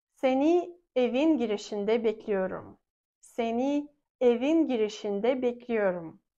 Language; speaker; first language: Turkish; non-native, fluent; Russian